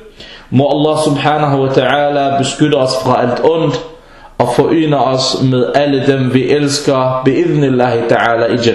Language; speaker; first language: Danish; early bilingual, other home language; Arabic